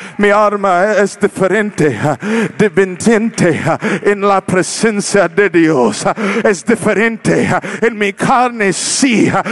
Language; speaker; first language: Spanish; non-native, learner; English